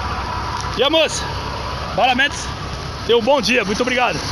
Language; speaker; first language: Portuguese; native; Portuguese